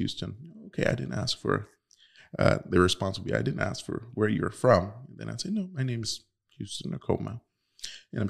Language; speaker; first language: English; native; English